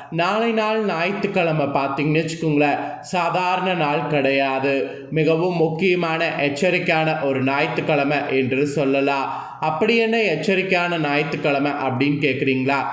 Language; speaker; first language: Tamil; native; Tamil